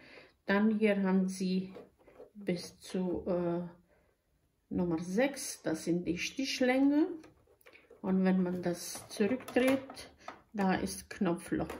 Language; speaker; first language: German; non-native, learner; Croatian